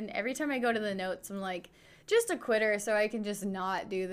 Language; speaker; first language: English; native; English